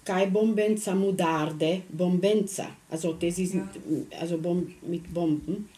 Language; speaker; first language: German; non-native, local second language; Romany